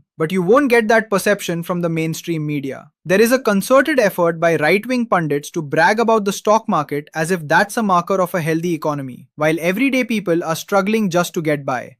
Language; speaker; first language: English; native; English